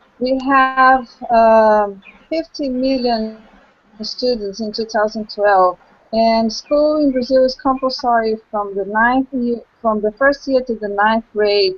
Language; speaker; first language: English; non-native, local second language; Portuguese